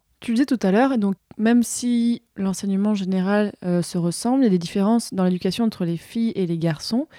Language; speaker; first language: French; native; French